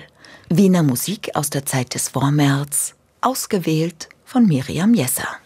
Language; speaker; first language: German; native; German